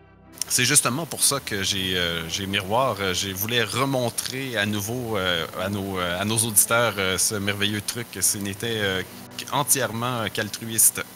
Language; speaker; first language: French; native; French